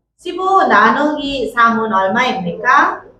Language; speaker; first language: Korean; non-native, fluent; Nepali